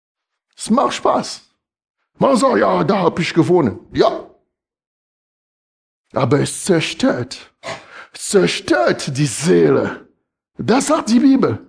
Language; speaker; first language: German; non-native, fluent; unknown